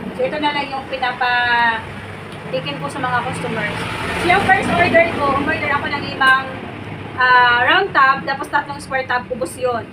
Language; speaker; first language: Filipino; non-native, local second language; Cebuano